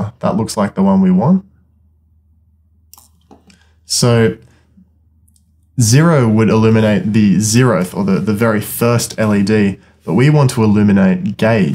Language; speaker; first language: English; native; English